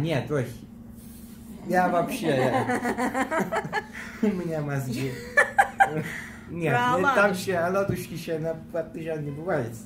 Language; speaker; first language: Russian; early bilingual, heritage; Turkish